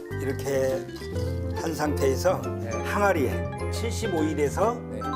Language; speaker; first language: Korean; native; Korean